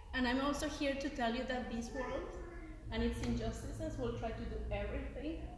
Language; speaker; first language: English; non-native, fluent; Spanish